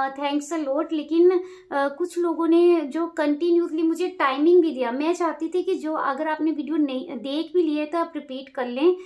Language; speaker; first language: Hindi; native; Hindi